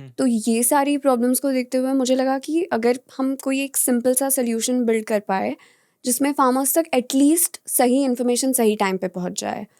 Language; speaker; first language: Hindi; native; Hindi